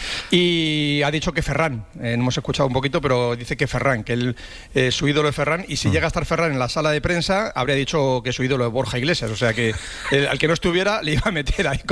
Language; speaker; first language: Spanish; native; Spanish